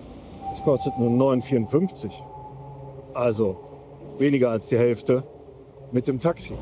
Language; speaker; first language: German; native; German